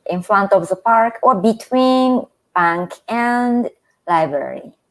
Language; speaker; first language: English; non-native, fluent; Japanese